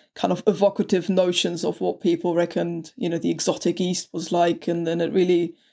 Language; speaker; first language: English; non-native, fluent; German